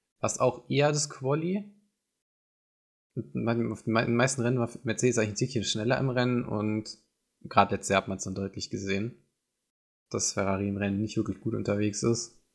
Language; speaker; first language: German; native; German